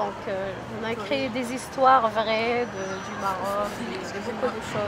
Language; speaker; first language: French; non-native, local second language; Arabic